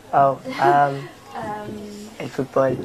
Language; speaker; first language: Spanish; non-native, learner; English